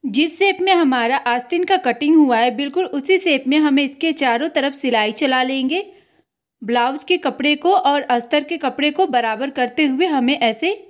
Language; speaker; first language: Hindi; native; Hindi